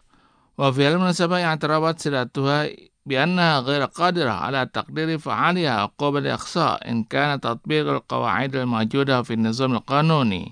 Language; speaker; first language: Arabic; non-native, fluent; Indonesian